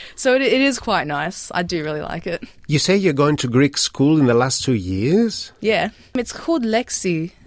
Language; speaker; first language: English; native; English